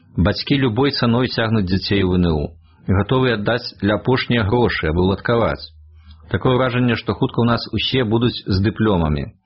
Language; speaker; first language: Belarusian; native; Belarusian